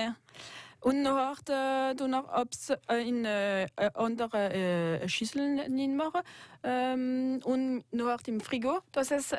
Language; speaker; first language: German; non-native, local second language; French